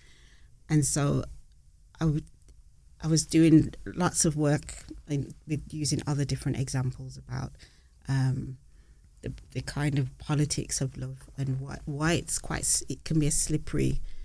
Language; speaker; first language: English; native; English